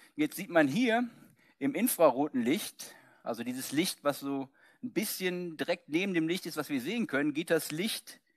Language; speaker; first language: German; native; German